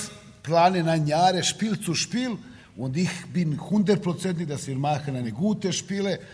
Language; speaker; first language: German; non-native, learner; Serbian